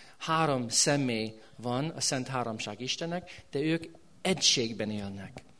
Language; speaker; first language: Hungarian; non-native, fluent; English